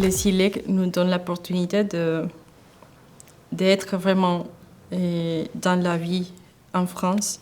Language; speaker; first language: French; non-native, fluent; Spanish